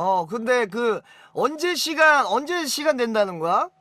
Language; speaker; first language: Korean; native; Korean